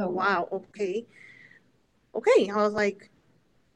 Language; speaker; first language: English; non-native, fluent; Spanish